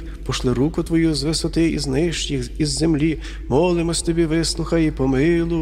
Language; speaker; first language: Ukrainian; native; Ukrainian